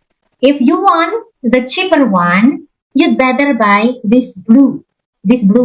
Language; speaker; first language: English; non-native, fluent; Indonesian